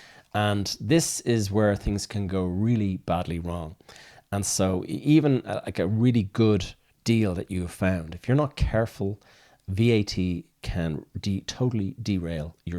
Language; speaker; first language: English; native; English